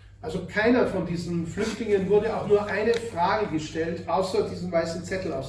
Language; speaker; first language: German; native; German